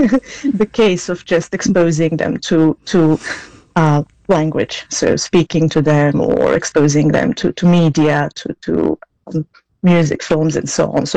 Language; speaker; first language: English; non-native, fluent; Serbian